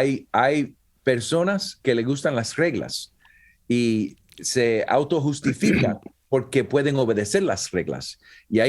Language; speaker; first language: Spanish; early bilingual, heritage; Spanish